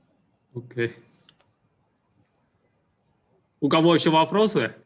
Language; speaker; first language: Russian; non-native, fluent; Chinese